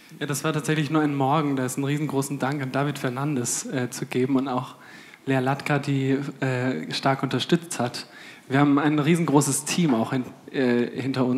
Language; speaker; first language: German; native; German